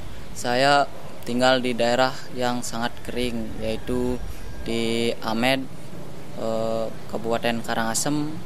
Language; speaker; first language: Indonesian; non-native, local second language; Balinese